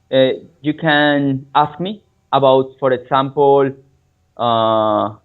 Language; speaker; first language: English; non-native, learner; Spanish